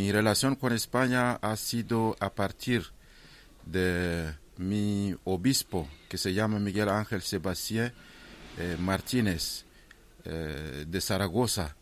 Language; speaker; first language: Spanish; non-native, fluent; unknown